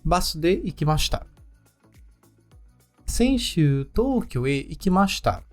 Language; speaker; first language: Japanese; non-native, learner; Portuguese